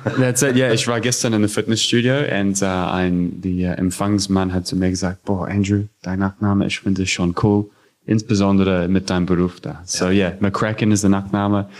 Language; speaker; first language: German; non-native, fluent; English